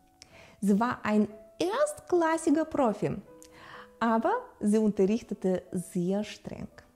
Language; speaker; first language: German; non-native, fluent; Russian